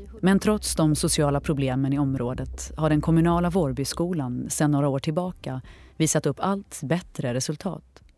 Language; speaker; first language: Swedish; native; Swedish